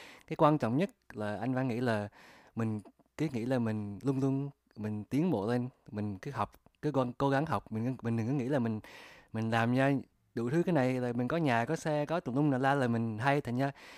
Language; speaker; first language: Vietnamese; early bilingual, heritage; Vietnamese